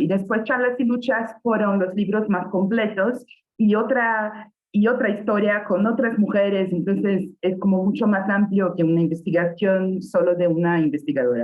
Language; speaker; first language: Spanish; non-native, fluent; Portuguese